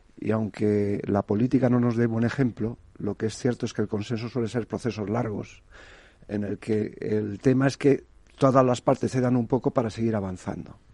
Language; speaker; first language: Spanish; native; Spanish